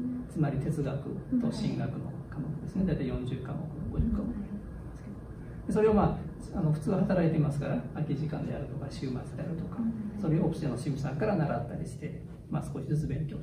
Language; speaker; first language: Japanese; native; Japanese